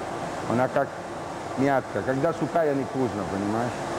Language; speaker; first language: Russian; non-native, learner; Italian